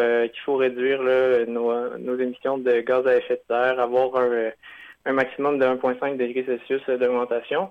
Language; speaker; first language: French; native; French